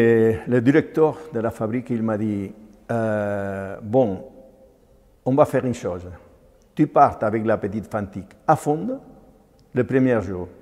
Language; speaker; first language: French; non-native, fluent; Spanish